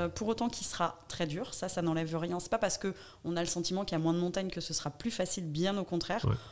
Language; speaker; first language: French; native; French